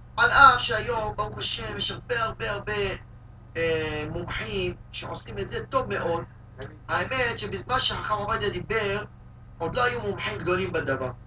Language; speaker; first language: Hebrew; native; Hebrew